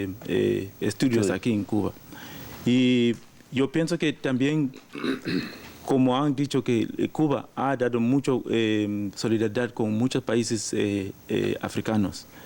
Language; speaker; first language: Spanish; non-native, learner; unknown